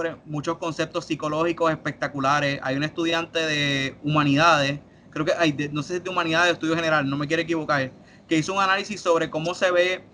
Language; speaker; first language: Spanish; native; Spanish